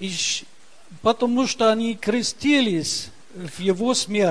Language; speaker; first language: Russian; early bilingual, heritage; Russian